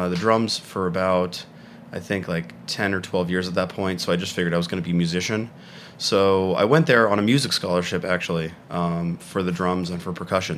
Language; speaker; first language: English; native; English